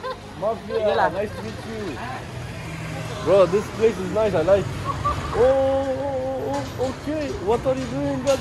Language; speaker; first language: English; non-native, fluent; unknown